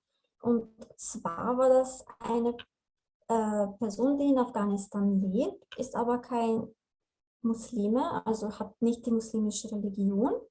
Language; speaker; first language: German; non-native, fluent; Slovenian